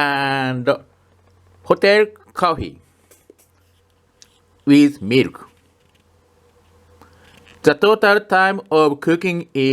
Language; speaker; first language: English; non-native, learner; Japanese